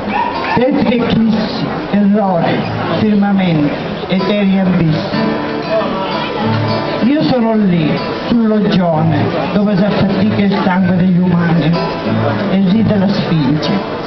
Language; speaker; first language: Italian; native; Italian